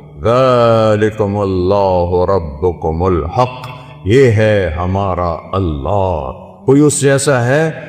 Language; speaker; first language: Urdu; non-native, local second language; Saraiki